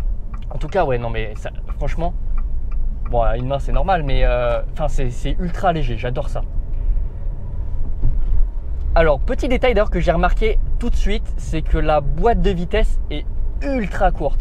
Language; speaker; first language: French; native; French